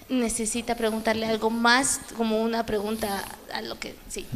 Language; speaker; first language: Spanish; native; Spanish